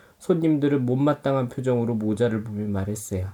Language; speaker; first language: Korean; native; Korean